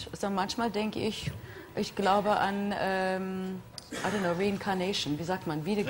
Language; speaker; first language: German; non-native, fluent; English